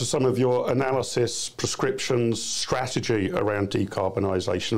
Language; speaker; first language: English; native; English